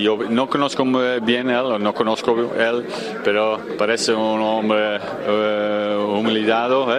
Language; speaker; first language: Spanish; non-native, fluent; Dutch